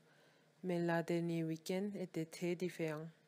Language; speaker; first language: French; non-native, learner; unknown